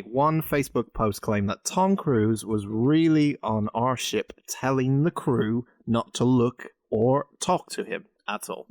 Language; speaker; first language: English; native; English